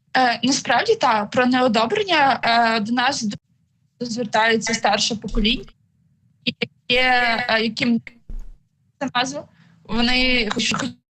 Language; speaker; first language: Ukrainian; native; Ukrainian